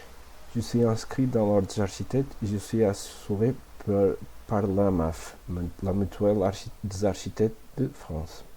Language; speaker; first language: French; non-native, fluent; Portuguese